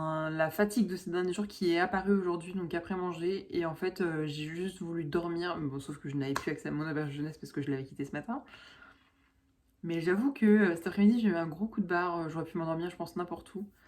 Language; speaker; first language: French; native; French